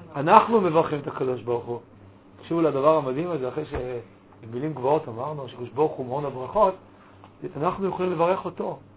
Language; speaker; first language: Hebrew; native; Hebrew